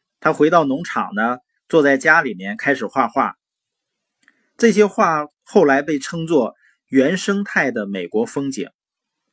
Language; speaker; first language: Chinese; native; Chinese